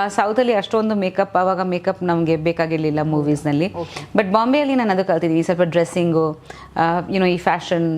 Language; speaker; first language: Kannada; non-native, fluent; Bangla